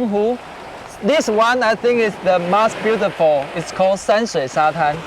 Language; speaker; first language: English; non-native, learner; Chinese